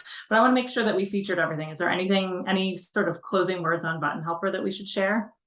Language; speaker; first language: English; native; English